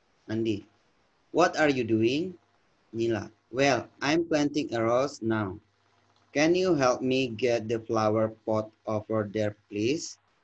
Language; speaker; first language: English; non-native, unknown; Indonesian